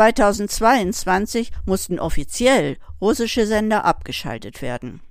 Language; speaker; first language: German; native; German